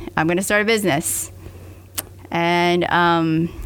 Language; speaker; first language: English; native; English